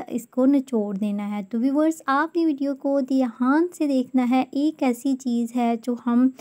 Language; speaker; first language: Urdu; native; Urdu